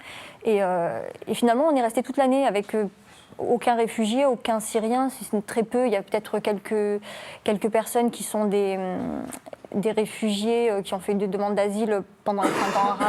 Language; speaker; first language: French; native; French